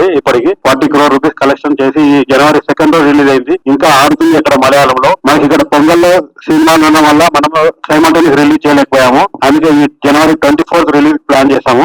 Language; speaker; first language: Telugu; native; Telugu